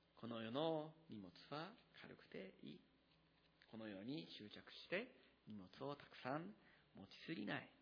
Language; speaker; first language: Japanese; native; Japanese